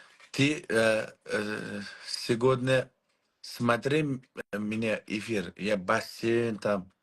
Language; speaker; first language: Russian; non-native, learner; Uzbek